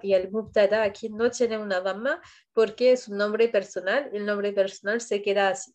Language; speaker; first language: Spanish; non-native, fluent; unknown